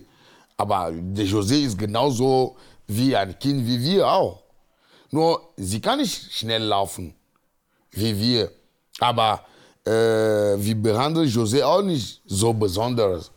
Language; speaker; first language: German; non-native, learner; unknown